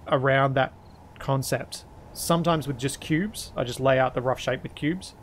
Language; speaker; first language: English; native; English